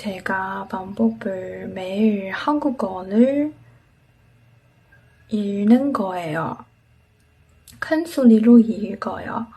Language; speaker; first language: Korean; non-native, learner; Chinese